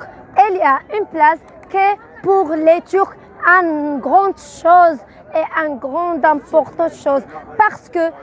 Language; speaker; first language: French; non-native, learner; Arabic